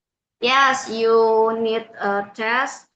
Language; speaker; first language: English; non-native, learner; Indonesian